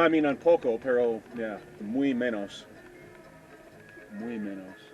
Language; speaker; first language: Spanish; non-native, learner; English